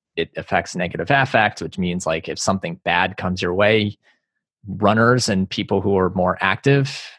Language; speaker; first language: English; native; English